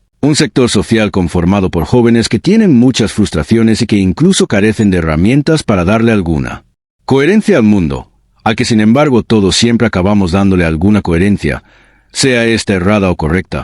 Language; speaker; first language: Spanish; native; Spanish